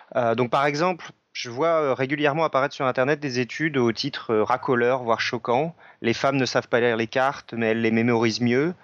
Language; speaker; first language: French; native; French